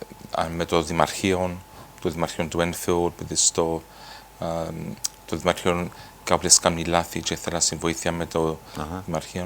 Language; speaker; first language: Greek; early bilingual, heritage; English